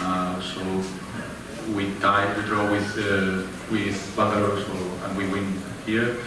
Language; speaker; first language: English; non-native, fluent; Spanish